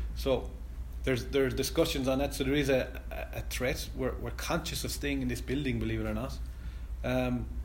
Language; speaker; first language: English; native; English